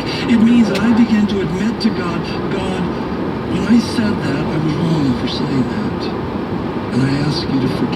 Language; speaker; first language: English; native; English